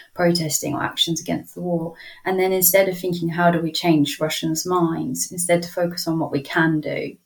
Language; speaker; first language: English; native; English